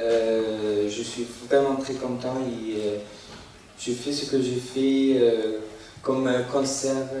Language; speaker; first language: French; non-native, fluent; Arabic